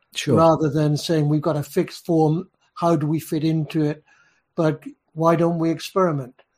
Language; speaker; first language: English; native; English